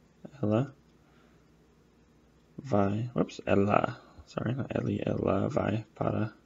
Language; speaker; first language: Portuguese; non-native, fluent; English